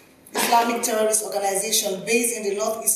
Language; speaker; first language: English; non-native, local second language; Hausa